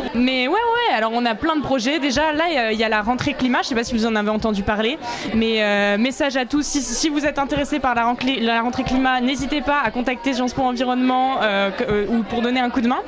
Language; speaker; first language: French; native; French